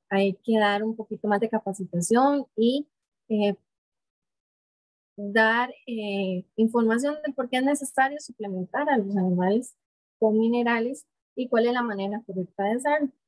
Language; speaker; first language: Spanish; native; Spanish